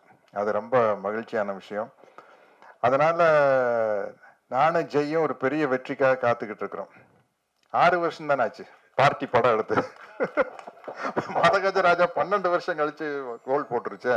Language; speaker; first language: Tamil; native; Tamil